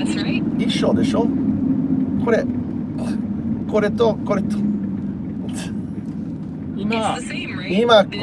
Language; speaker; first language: Japanese; non-native, learner; English